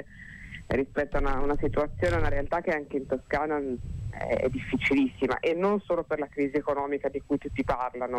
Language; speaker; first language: Italian; native; Italian